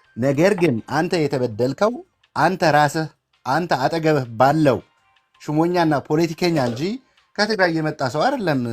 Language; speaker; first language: Amharic; non-native, local second language; Tigrinya